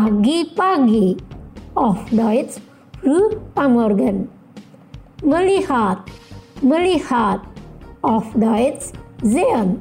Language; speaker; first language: German; non-native, fluent; Indonesian